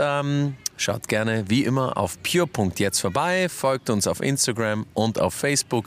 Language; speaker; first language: German; native; German